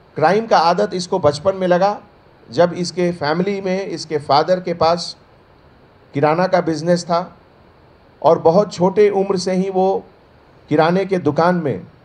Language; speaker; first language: Hindi; native; Hindi